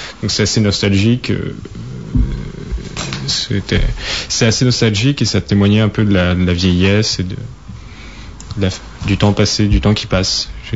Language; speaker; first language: French; native; French